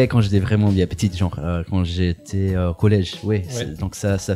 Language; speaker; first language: French; non-native, fluent; English